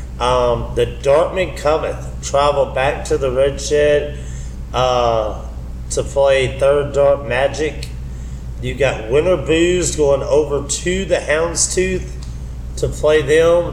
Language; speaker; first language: English; native; English